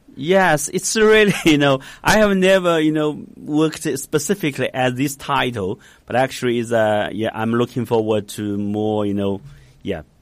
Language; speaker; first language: English; non-native, fluent; Chinese